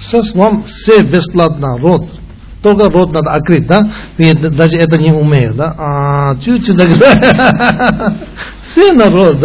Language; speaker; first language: Russian; non-native, learner; Tibetan